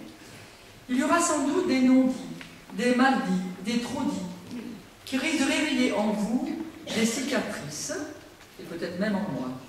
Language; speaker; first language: French; native; French